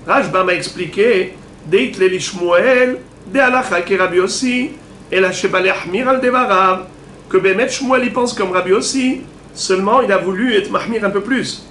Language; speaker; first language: French; native; French